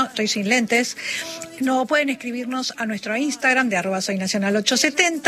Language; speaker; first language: Spanish; native; Spanish